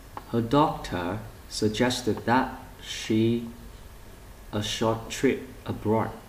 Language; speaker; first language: English; non-native, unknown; Vietnamese